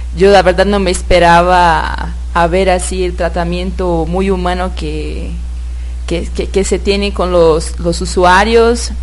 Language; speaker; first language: Spanish; non-native, fluent; Portuguese